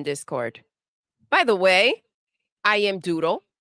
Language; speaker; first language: English; native; English